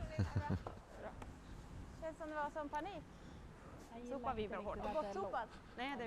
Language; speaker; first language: Swedish; native; Swedish